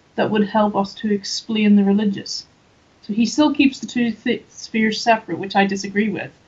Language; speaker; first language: English; native; English